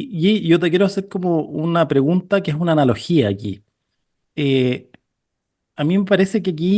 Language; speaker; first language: Spanish; native; Spanish